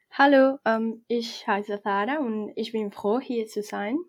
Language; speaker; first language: German; non-native, fluent; Spanish